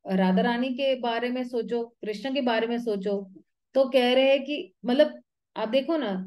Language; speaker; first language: Hindi; native; Hindi